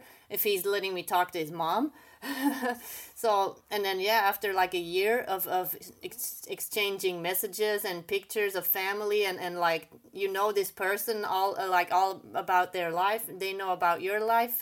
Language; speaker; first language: English; non-native, fluent; Dutch